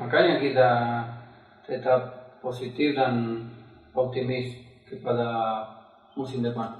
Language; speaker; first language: Indonesian; non-native, fluent; Spanish